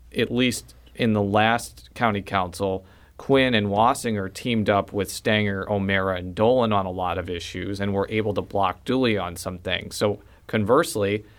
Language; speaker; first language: English; native; English